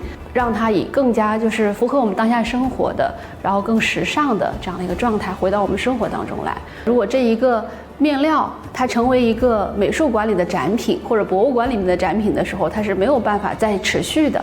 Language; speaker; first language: Chinese; native; Chinese